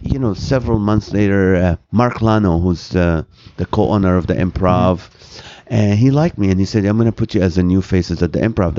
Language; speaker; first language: English; non-native, fluent; Arabic